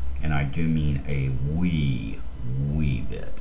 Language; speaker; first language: English; native; English